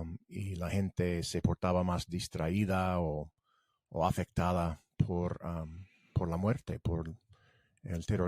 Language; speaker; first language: Spanish; non-native, fluent; English